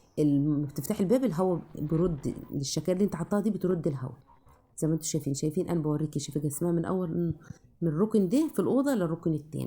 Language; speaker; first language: Arabic; native; Arabic